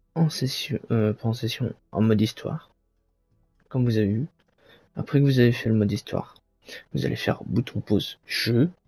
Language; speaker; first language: French; native; French